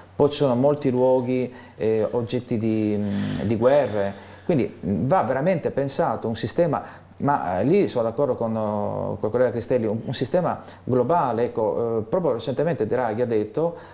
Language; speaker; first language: Italian; native; Italian